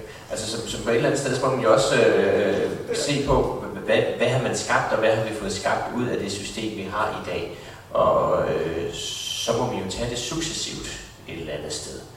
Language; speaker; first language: Danish; native; Danish